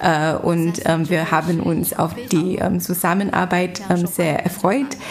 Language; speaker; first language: German; non-native, fluent; Chinese